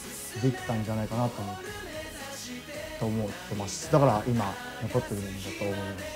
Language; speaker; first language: Japanese; early bilingual, other home language; Filipino